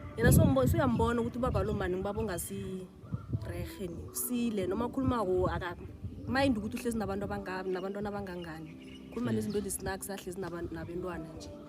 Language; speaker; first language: Zulu; non-native, local second language; South Ndebele